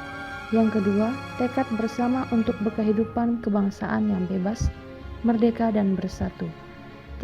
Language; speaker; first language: Indonesian; native; Indonesian